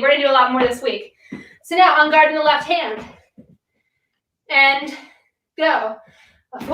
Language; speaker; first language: English; native; English